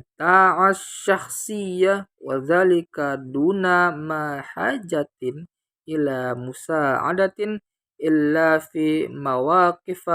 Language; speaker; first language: Arabic; non-native, learner; Indonesian